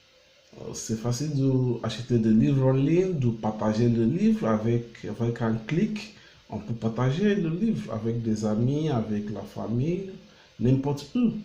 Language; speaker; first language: French; non-native, learner; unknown